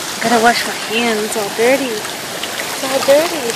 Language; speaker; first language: English; native; English